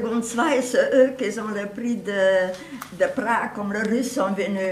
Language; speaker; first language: French; non-native, fluent; Hungarian